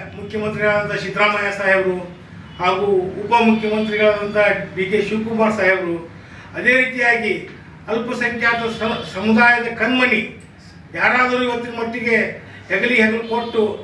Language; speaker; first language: Kannada; non-native, local second language; Urdu